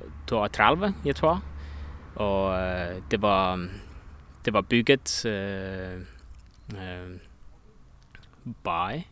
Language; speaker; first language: Danish; non-native, learner; Estonian